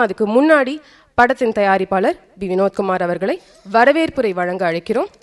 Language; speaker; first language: Tamil; native; Tamil